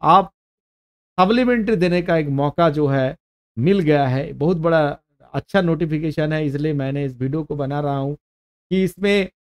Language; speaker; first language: Hindi; non-native, local second language; Bangla